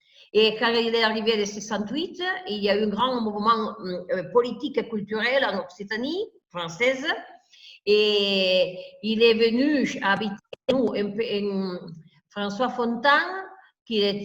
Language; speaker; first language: French; non-native, fluent; Italian